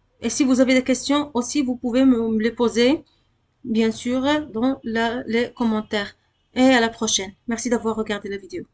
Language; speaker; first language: French; non-native, local second language; Arabic